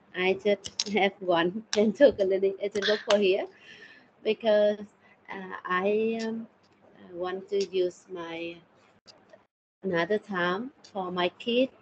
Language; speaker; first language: English; non-native, learner; Thai